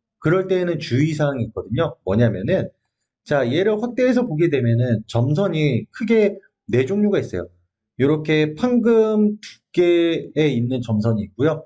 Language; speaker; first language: Korean; native; Korean